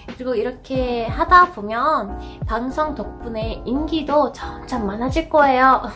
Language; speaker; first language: Korean; non-native, fluent; Persian